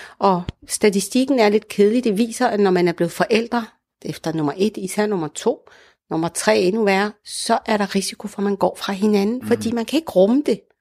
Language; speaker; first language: Danish; early bilingual, other home language; Arabic